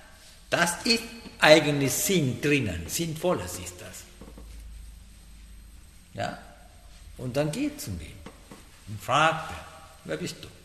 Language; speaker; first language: German; non-native, learner; Sinhala